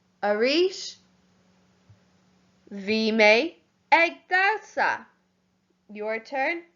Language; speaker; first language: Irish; non-native, local second language; English